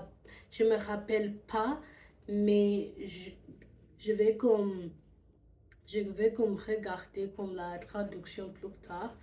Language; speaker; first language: French; non-native, learner; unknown